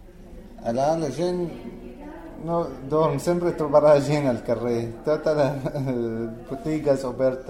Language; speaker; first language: Catalan; non-native, learner; Arabic